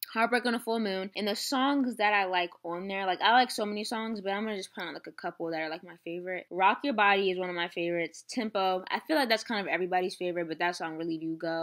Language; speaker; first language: English; native; English